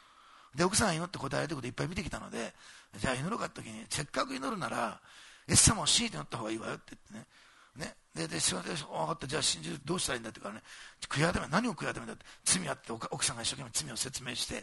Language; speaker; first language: Japanese; native; Japanese